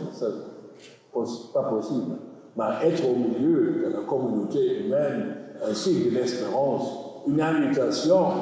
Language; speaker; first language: French; non-native, learner; German